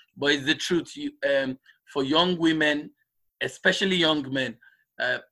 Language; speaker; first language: English; non-native, local second language; Igbo